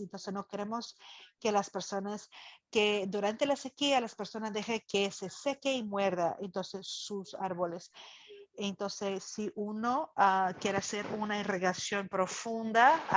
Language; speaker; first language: Spanish; non-native, fluent; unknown